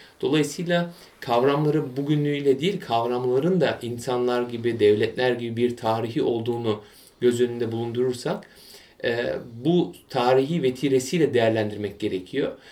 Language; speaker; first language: Turkish; early bilingual, heritage; Turkish